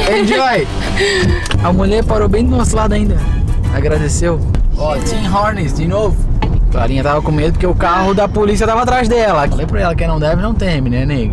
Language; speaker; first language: Portuguese; native; Portuguese